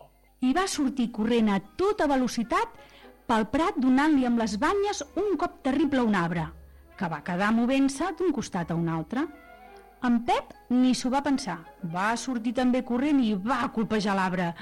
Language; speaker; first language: Catalan; native; Catalan